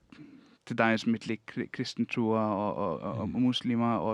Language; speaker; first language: Icelandic; non-native, learner; Danish